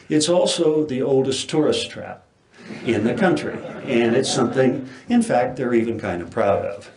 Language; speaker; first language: English; native; English